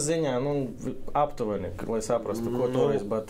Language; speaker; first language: Latvian; native; Latvian